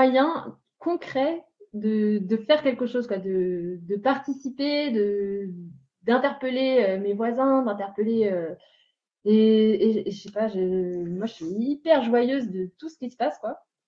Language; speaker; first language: French; native; French